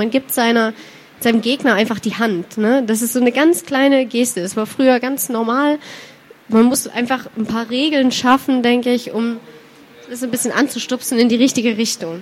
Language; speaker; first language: German; native; German